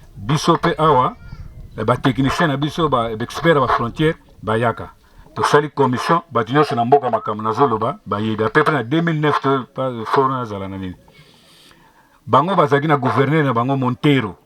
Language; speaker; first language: Lingala; non-native, local second language; Kongo